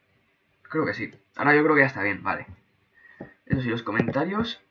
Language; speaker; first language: Spanish; native; Spanish